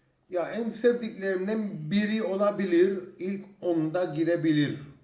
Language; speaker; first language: Turkish; native; Turkish